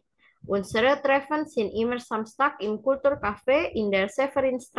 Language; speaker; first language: German; non-native, learner; Indonesian